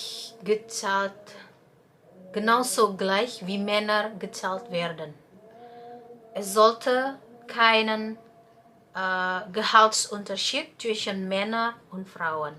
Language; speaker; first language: German; non-native, fluent; Indonesian